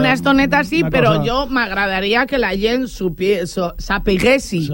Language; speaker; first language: Catalan; non-native, local second language; Spanish